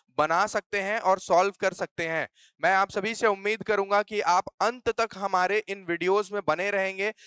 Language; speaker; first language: Hindi; native; Hindi